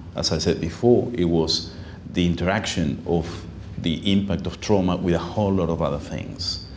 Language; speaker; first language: English; non-native, fluent; Spanish